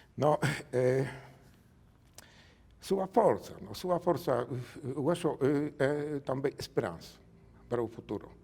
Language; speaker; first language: Portuguese; non-native, learner; Polish